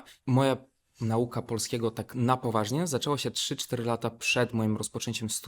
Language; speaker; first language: Polish; non-native, fluent; Belarusian